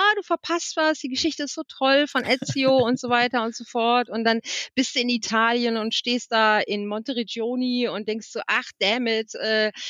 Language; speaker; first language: German; native; German